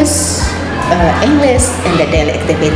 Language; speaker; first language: English; non-native, learner; Indonesian